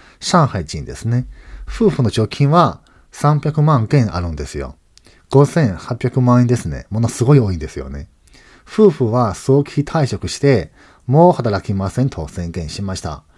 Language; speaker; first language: Japanese; non-native, fluent; Chinese